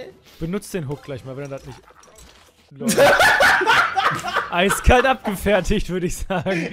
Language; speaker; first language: German; native; German